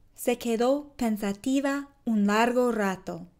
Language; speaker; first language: Spanish; non-native, fluent; English